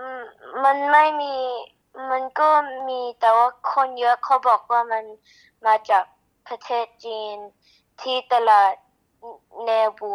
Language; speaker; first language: Thai; early bilingual, heritage; Thai